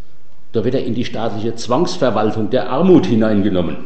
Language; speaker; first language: German; native; German